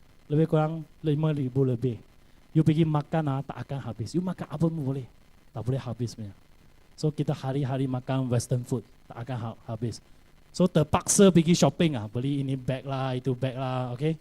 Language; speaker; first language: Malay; non-native, local second language; Chinese